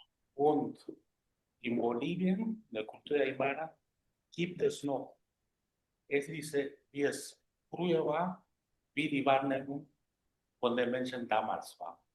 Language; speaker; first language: German; non-native, fluent; Spanish